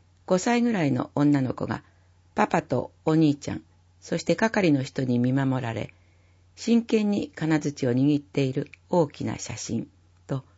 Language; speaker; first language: Japanese; native; Japanese